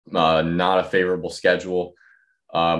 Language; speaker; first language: English; native; English